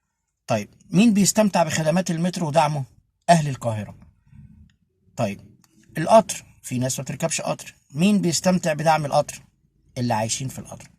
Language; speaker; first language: Arabic; native; Arabic